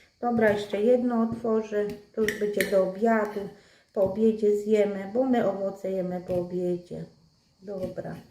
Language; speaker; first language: Polish; native; Polish